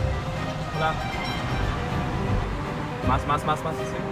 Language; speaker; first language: Spanish; non-native, learner; English